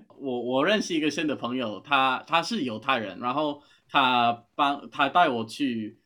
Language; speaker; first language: Chinese; non-native, fluent; English